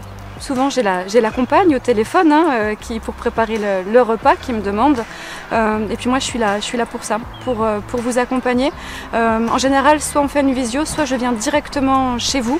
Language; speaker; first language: French; native; French